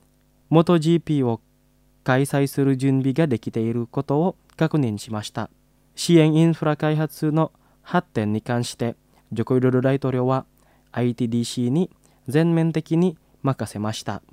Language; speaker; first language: Japanese; non-native, fluent; Indonesian